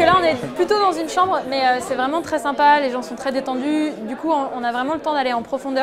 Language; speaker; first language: French; native; French